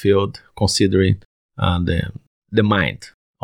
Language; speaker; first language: English; non-native, learner; Portuguese